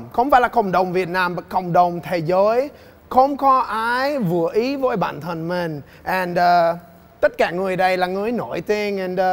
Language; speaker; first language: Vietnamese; non-native, fluent; English